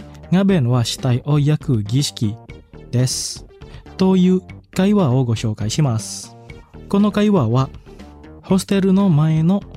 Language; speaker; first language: Japanese; non-native, fluent; Indonesian